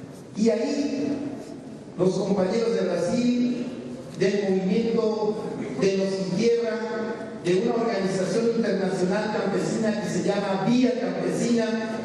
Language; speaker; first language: Spanish; native; Spanish